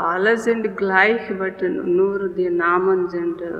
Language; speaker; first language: German; non-native, learner; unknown